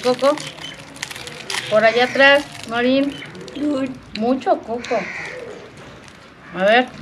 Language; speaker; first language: Spanish; native; Spanish